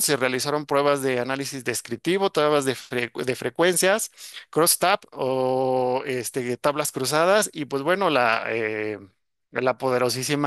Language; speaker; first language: Spanish; native; Spanish